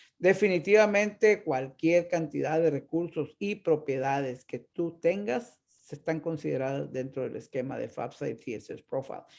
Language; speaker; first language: Spanish; native; Spanish